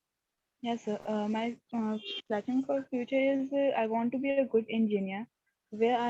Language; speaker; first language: English; non-native, learner; Hindi